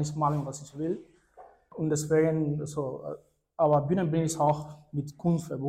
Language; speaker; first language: German; non-native, fluent; Spanish